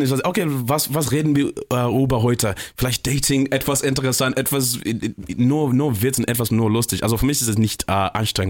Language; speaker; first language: German; non-native, fluent; English